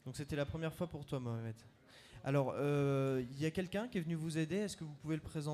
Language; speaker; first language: French; native; French